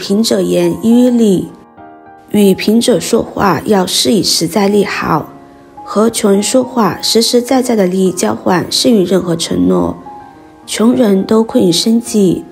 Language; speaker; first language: Chinese; native; Chinese